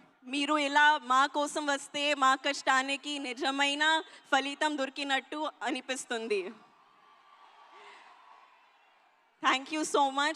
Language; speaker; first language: Telugu; non-native, local second language; Hindi